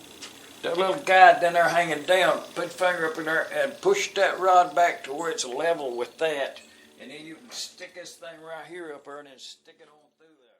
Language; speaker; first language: English; native; English